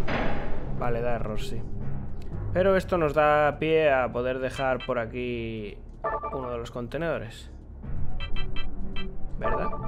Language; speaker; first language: Spanish; native; Spanish